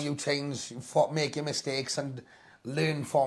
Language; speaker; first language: English; native; English